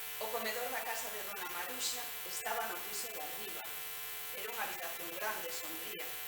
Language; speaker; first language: Galician; native; Galician